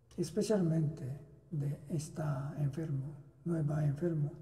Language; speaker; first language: Spanish; non-native, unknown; Japanese